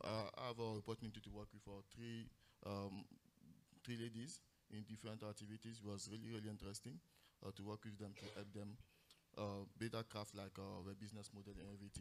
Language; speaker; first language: English; non-native, local second language; French